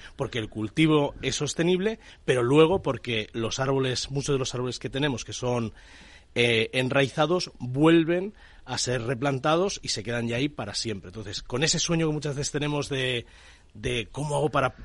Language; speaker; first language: Spanish; native; Spanish